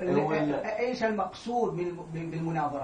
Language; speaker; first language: Arabic; non-native, fluent; Morisyen